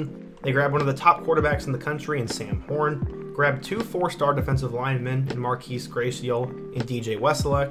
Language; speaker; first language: English; native; English